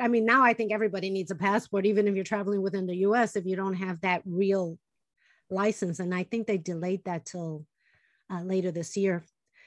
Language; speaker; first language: English; early bilingual, other home language; Spanish